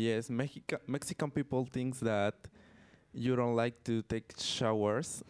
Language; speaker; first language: English; non-native, learner; Spanish